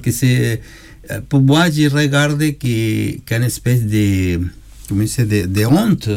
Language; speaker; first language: French; non-native, learner; Spanish